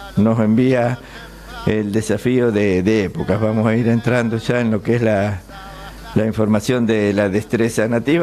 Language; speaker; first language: Spanish; native; Spanish